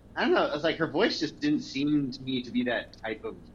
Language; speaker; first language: English; native; English